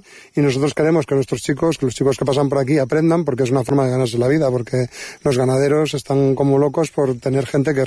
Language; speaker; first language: Spanish; native; Spanish